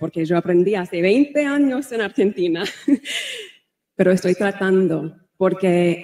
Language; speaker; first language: Spanish; non-native, learner; English